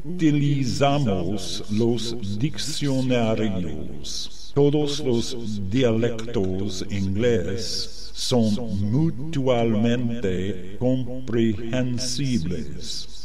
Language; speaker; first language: Spanish; non-native, learner; English